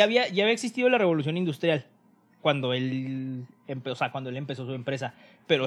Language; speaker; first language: Spanish; native; Spanish